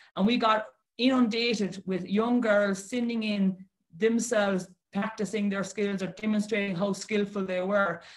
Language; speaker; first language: English; native; English